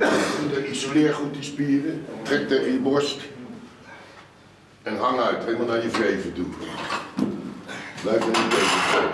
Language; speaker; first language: Dutch; native; Dutch